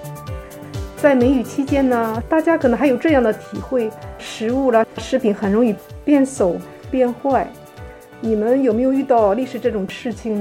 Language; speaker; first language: Chinese; native; Chinese